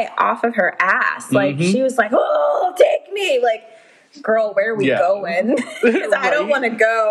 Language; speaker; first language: English; native; English